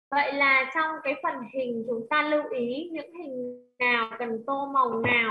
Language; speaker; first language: Vietnamese; native; Vietnamese